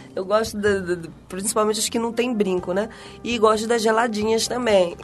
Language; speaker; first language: Portuguese; native; Portuguese